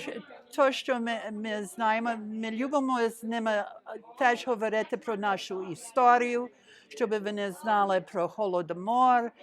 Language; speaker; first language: Ukrainian; early bilingual, heritage; Ukrainian